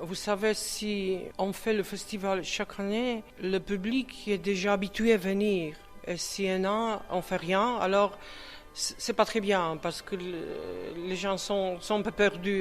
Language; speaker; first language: French; non-native, fluent; Czech